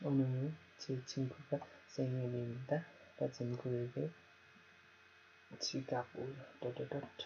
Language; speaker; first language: Korean; non-native, learner; Nepali